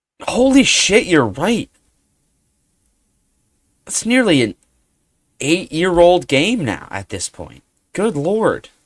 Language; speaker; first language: English; native; English